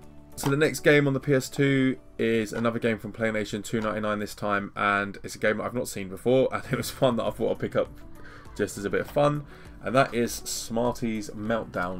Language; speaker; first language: English; native; English